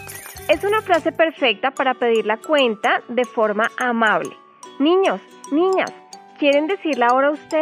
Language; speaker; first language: Spanish; native; Spanish